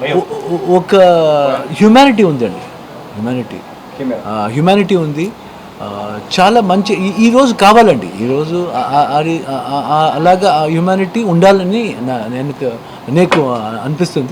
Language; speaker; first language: Telugu; non-native, learner; Kannada